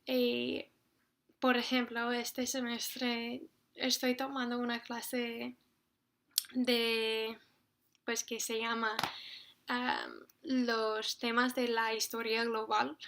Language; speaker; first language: Spanish; non-native, fluent; English